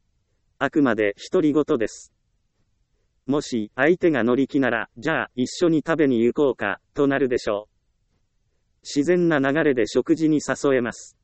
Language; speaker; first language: Japanese; native; Japanese